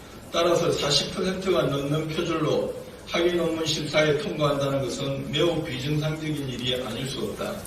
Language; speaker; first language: Korean; native; Korean